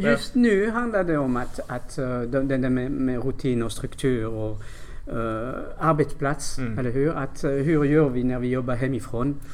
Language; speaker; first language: Swedish; non-native, fluent; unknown